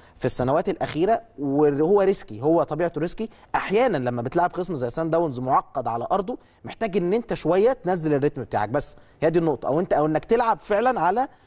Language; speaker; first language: Arabic; native; Arabic